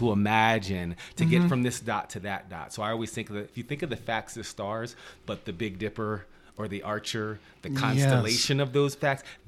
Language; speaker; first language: English; native; English